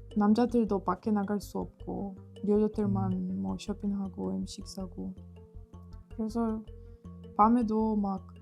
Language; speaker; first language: Korean; non-native, fluent; Ukrainian